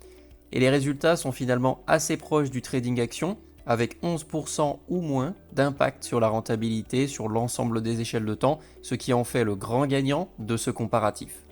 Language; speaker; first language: French; native; French